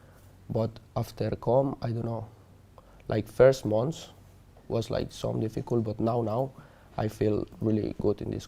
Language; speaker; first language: English; non-native, learner; Spanish